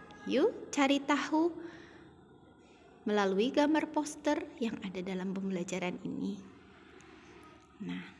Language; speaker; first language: Indonesian; native; Indonesian